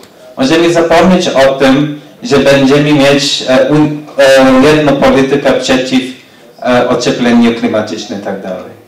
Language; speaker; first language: Polish; non-native, learner; English